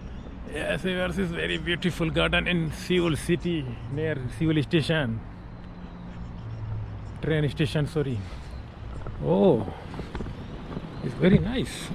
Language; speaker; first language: English; non-native, learner; Urdu